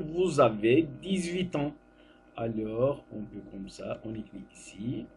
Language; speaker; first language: French; non-native, fluent; Turkish